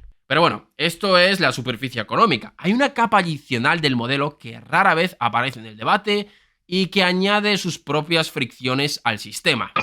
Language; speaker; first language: Spanish; native; Spanish